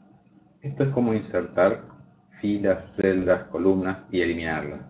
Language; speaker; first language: Spanish; native; Spanish